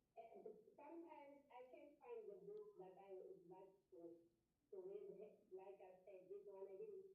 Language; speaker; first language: English; non-native, learner; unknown